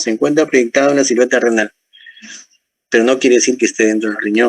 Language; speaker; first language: Spanish; native; Spanish